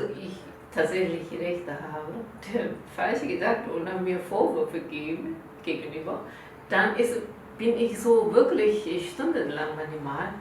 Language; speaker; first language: German; non-native, learner; Korean